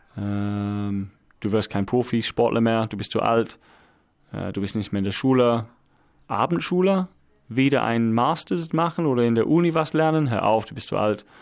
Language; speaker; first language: German; non-native, fluent; English